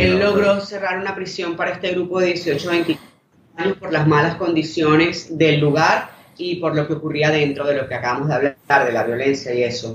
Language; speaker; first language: Spanish; non-native, learner; English